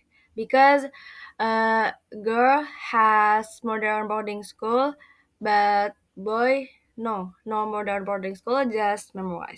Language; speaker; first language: English; non-native, learner; Indonesian